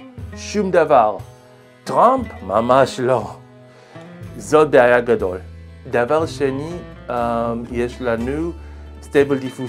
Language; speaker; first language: Hebrew; non-native, learner; Swedish